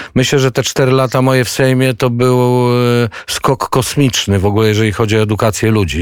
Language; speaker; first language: Polish; native; Polish